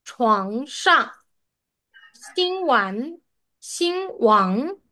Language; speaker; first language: Chinese; non-native, fluent; Burmese